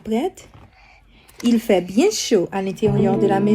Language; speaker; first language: French; non-native, local second language; Haitian Creole